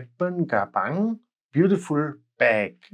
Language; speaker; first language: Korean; non-native, learner; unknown